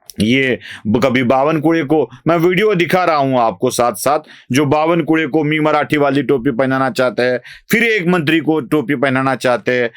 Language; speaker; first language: Hindi; non-native, local second language; Marathi